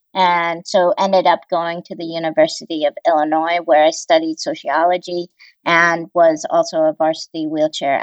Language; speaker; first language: English; native; English